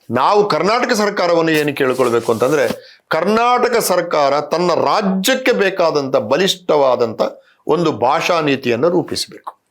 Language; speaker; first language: Kannada; non-native, local second language; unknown